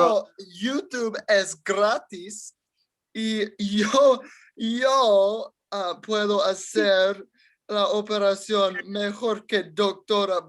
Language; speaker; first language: Spanish; non-native, learner; English